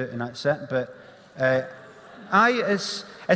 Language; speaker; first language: English; native; English